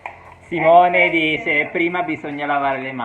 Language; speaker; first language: Italian; native; Italian